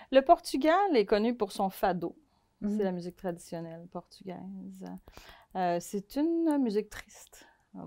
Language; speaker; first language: French; non-native, fluent; Portuguese